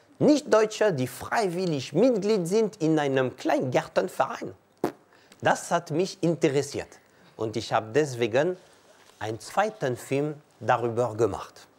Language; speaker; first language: German; non-native, fluent; French